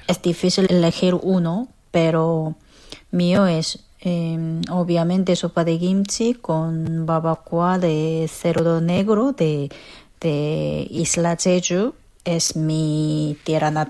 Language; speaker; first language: Spanish; non-native, fluent; Korean